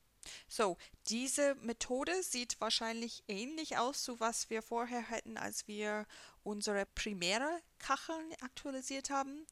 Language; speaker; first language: German; non-native, fluent; English